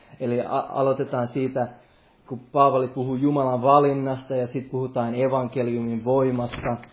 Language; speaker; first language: Finnish; non-native, local second language; Swedish